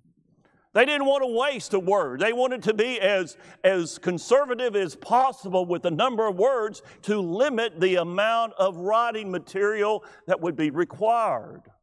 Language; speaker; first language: English; native; English